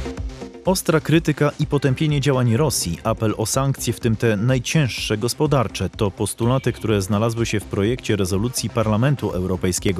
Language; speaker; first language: Polish; native; Polish